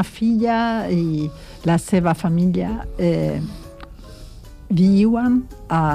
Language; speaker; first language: Catalan; non-native, learner; Spanish